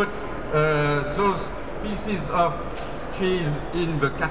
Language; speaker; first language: English; non-native, fluent; French